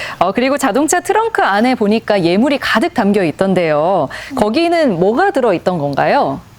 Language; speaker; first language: Korean; native; Korean